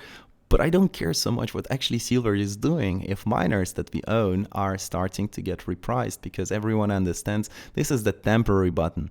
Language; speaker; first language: English; non-native, fluent; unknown